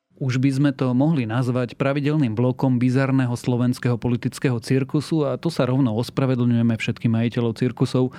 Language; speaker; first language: Slovak; native; Slovak